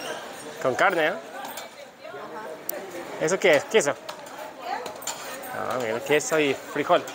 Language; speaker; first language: Spanish; non-native, learner; English